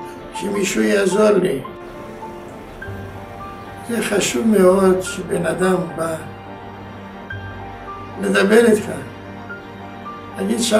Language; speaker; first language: Hebrew; non-native, fluent; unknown